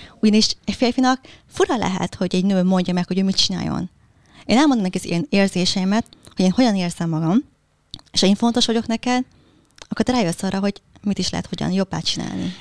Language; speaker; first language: Hungarian; early bilingual, other home language; Vietnamese